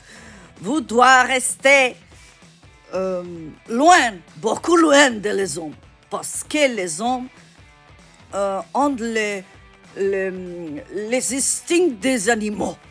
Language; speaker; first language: French; non-native, learner; Italian